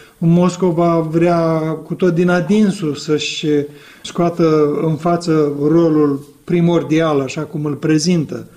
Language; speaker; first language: Romanian; native; Romanian